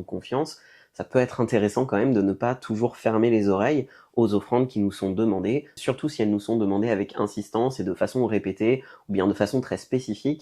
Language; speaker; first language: French; native; French